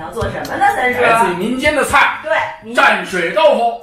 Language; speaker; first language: Chinese; native; Chinese